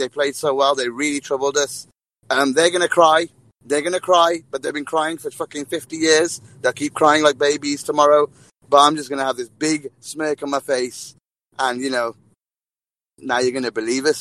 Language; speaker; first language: English; native; English